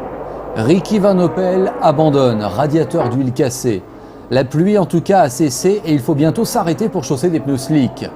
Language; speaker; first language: French; native; French